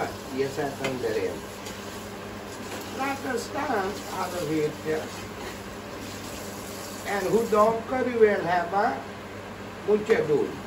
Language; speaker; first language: Dutch; non-native, local second language; Caribbean Hindustani